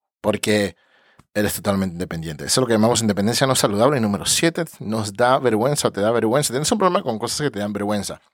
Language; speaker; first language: Spanish; early bilingual, heritage; Spanish